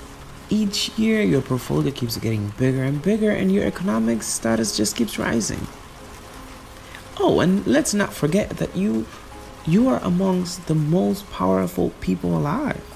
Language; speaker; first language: English; native; English